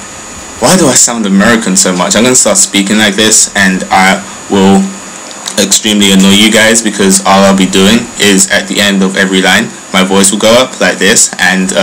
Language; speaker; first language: English; native; English